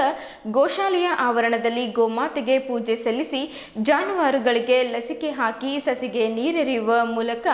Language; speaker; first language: Kannada; native; Kannada